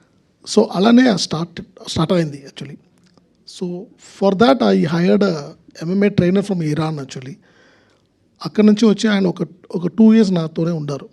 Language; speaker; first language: Telugu; non-native, learner; Tamil